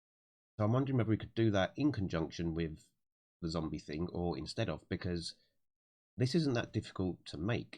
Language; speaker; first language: English; native; English